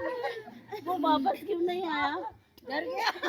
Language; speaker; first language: Hindi; non-native, local second language; Rongmei Naga